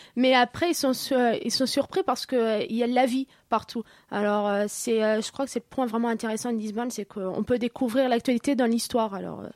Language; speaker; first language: French; non-native, fluent; Portuguese